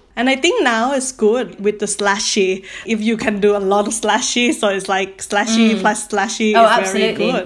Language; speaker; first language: English; non-native, learner; Thai